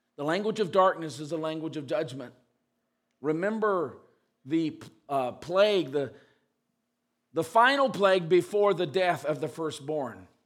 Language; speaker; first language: English; native; English